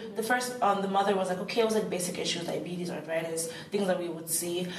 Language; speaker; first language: English; native; English